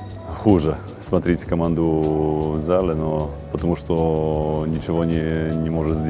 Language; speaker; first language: Russian; non-native, fluent; Polish